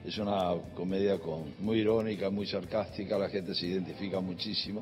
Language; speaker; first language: Spanish; early bilingual, other home language; Italian